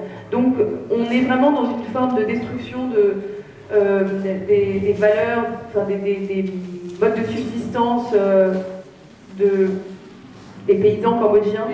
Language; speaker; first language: French; native; French